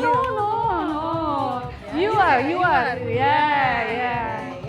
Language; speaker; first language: English; non-native, fluent; Indonesian